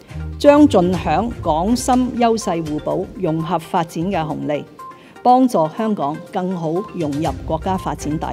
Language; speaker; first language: Chinese; non-native, local second language; Cantonese